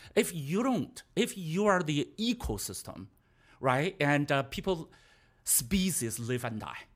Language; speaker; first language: English; non-native, fluent; Chinese